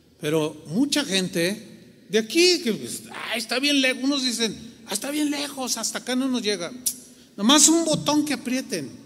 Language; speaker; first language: Spanish; native; Spanish